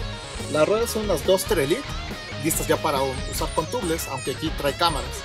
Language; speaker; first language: Spanish; native; Spanish